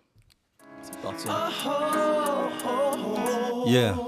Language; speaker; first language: French; native; French